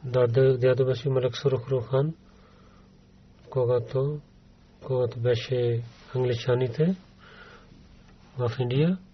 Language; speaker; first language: Bulgarian; non-native, learner; Urdu